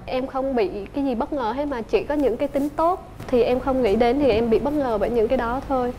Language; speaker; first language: Vietnamese; native; Vietnamese